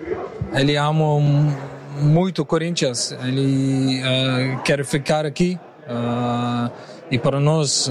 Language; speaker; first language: Portuguese; non-native, learner; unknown